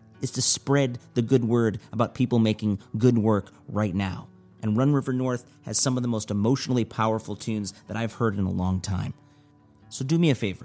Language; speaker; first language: English; native; English